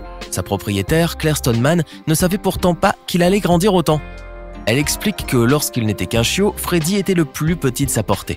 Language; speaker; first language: French; native; French